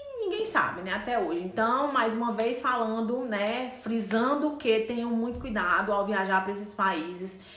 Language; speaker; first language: Portuguese; native; Portuguese